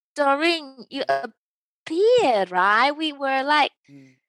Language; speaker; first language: English; early bilingual, other home language; Chinese